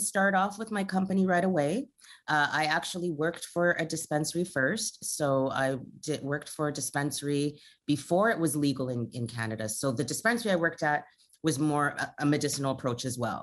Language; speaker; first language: English; native; English